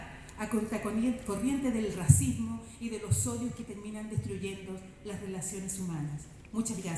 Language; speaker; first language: Spanish; native; Spanish